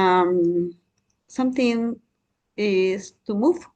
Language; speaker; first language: English; non-native, learner; Spanish